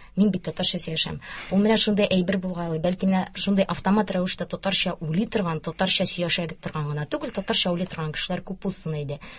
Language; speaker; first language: Tatar; native; Tatar